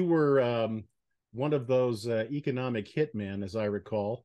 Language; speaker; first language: English; native; English